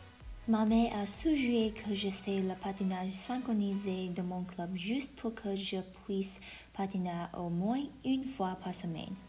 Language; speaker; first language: French; non-native, learner; Chinese